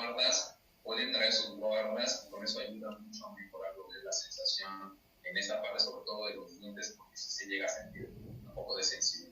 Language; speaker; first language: Spanish; native; Spanish